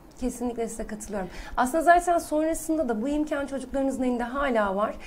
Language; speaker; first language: Turkish; native; Turkish